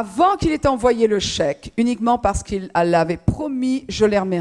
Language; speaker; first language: French; native; French